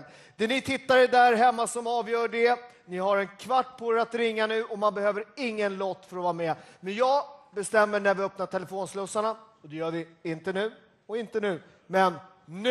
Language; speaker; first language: Swedish; native; Swedish